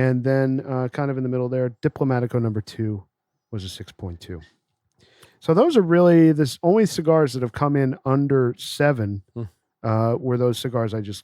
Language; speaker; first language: English; native; English